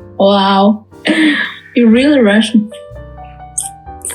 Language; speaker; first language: English; non-native, fluent; Russian